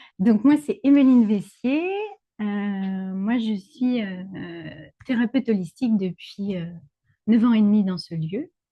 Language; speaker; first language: French; native; French